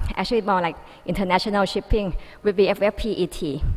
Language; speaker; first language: English; non-native, fluent; Thai